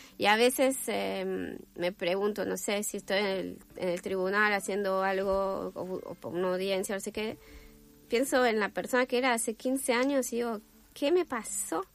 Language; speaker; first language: Spanish; non-native, fluent; French